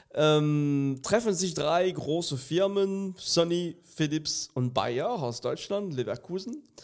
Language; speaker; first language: German; non-native, fluent; French